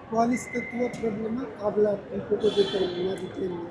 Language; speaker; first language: Spanish; non-native, learner; Hindi